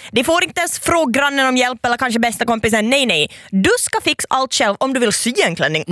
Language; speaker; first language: Swedish; native; Swedish